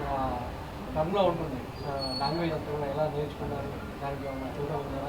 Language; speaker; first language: Telugu; native; Telugu